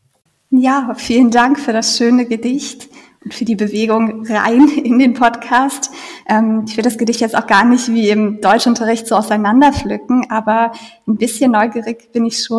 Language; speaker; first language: German; native; German